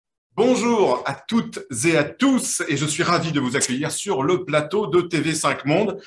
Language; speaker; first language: French; native; French